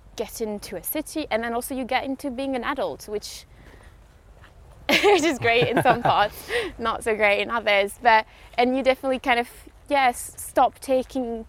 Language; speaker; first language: English; non-native, fluent; French